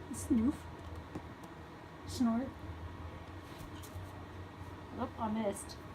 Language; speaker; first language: English; native; English